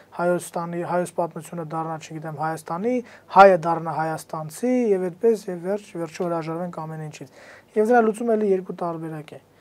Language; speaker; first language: Armenian; native; Armenian